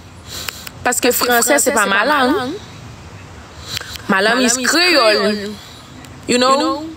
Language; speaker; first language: French; non-native, learner; Haitian Creole